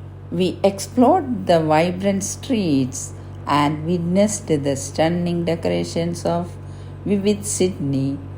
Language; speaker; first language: English; non-native, local second language; Malayalam